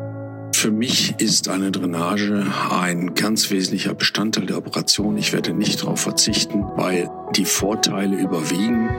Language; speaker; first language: German; native; German